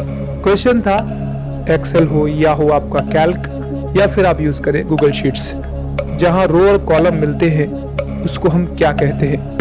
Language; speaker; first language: Hindi; native; Hindi